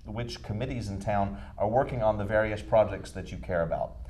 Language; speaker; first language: English; native; English